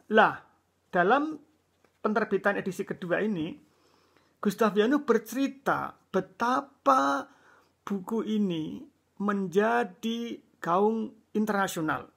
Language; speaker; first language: Indonesian; native; Indonesian